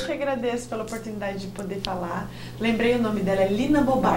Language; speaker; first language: Portuguese; native; Portuguese